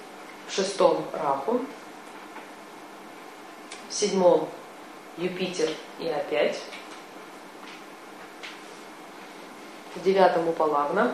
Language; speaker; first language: Russian; native; Russian